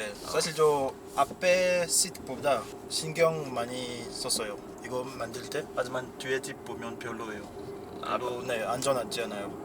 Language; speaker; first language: Korean; non-native, learner; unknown